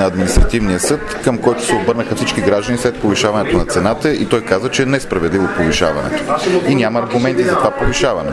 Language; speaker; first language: Bulgarian; native; Bulgarian